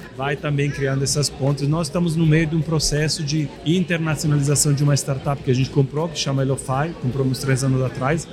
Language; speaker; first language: Portuguese; non-native, fluent; Italian